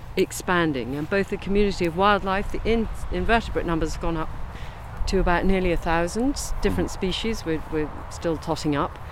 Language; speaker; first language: English; native; English